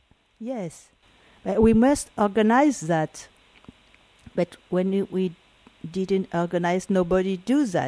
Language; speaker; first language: English; non-native, learner; French